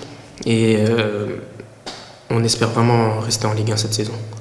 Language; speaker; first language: French; early bilingual, other home language; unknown